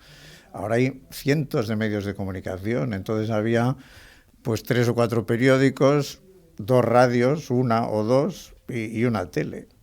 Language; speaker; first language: Spanish; native; Spanish